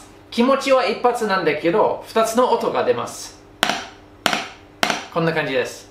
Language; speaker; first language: Japanese; non-native, fluent; English